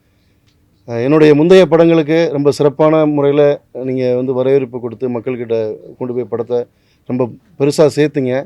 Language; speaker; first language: Tamil; native; Tamil